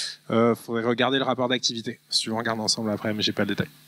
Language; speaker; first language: French; native; French